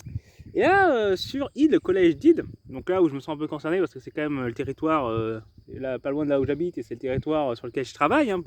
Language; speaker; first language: French; native; French